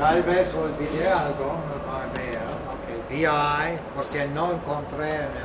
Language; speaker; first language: Spanish; non-native, fluent; English